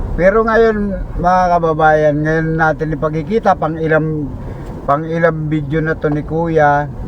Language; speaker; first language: Filipino; native; Filipino